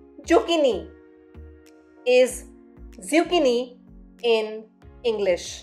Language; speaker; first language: English; non-native, local second language; Hindi